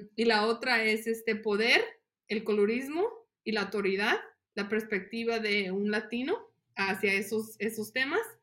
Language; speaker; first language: Spanish; early bilingual, heritage; Spanish